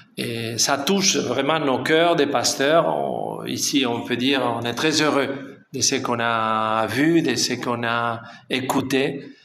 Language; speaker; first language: French; non-native, fluent; Spanish